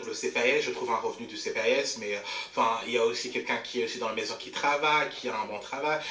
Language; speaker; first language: French; non-native, local second language; Rundi